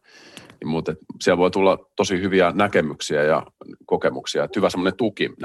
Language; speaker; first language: Finnish; native; Finnish